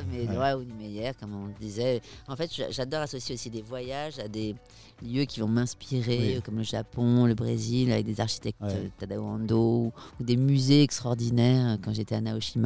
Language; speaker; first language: French; native; French